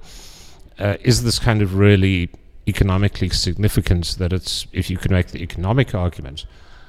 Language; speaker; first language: English; native; English